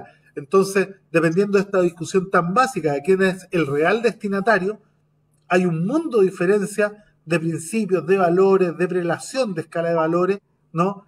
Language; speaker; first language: Spanish; native; Spanish